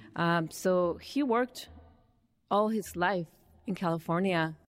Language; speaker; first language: English; early bilingual, other home language; Spanish